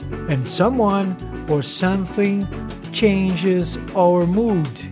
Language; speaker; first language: English; non-native, fluent; Portuguese